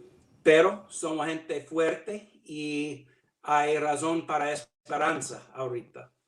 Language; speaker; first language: Spanish; non-native, fluent; English